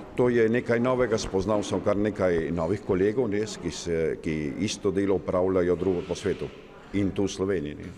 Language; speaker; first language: Slovenian; early bilingual, heritage; Slovenian